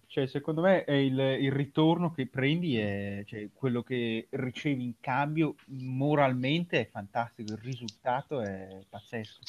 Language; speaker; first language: Italian; native; Italian